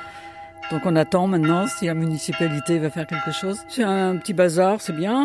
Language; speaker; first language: French; native; French